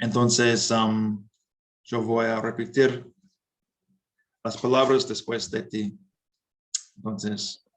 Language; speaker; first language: Spanish; non-native, learner; English